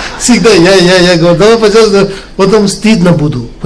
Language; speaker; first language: Russian; non-native, learner; Tibetan